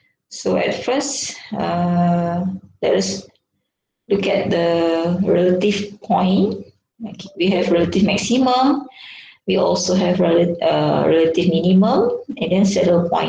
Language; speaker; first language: English; non-native, local second language; Malay